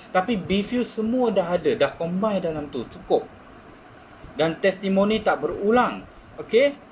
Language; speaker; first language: Malay; non-native, local second language; Chinese